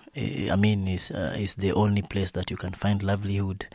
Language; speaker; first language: English; non-native, local second language; Luo (Kenya and Tanzania)